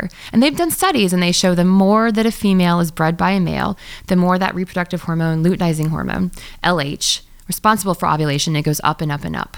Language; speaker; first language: English; native; English